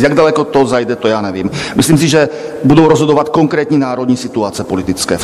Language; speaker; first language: Czech; native; Czech